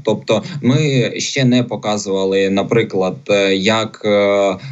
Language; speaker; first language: Ukrainian; non-native, local second language; Russian